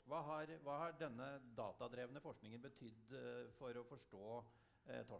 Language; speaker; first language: Norwegian; native; Norwegian